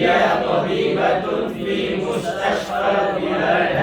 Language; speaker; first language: Arabic; non-native, learner; Indonesian